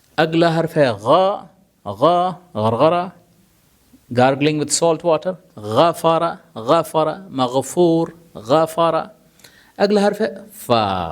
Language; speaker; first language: Urdu; native; Urdu